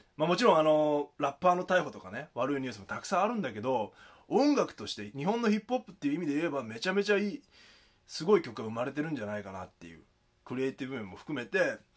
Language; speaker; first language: Japanese; native; Japanese